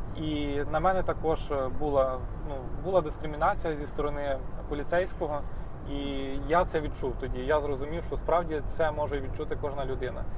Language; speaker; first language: Ukrainian; native; Ukrainian